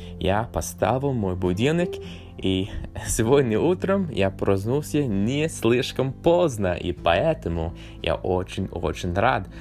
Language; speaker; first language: Russian; non-native, learner; English